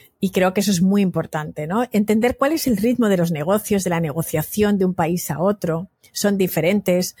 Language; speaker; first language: Spanish; native; Spanish